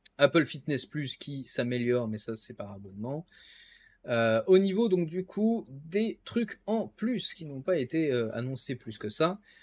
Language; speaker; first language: French; native; French